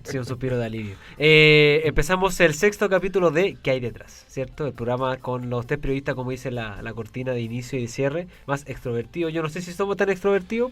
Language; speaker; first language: Spanish; native; Spanish